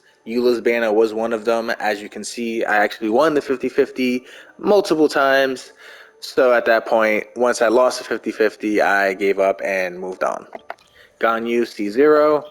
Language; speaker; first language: English; native; English